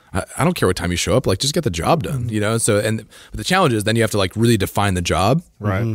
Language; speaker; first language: English; native; English